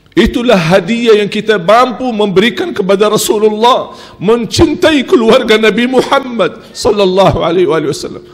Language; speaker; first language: Malay; non-native, fluent; Arabic